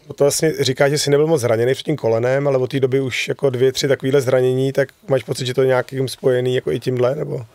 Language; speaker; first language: Czech; native; Czech